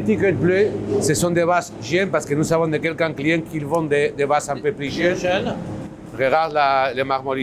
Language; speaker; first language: French; non-native, learner; Basque